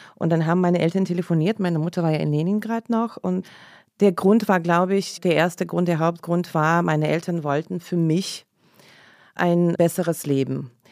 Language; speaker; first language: German; non-native, fluent; Russian